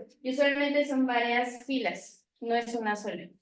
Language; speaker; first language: Spanish; native; Spanish